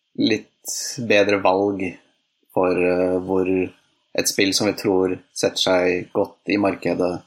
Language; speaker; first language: Norwegian; native; Norwegian